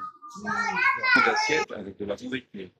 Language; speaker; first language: French; non-native, learner; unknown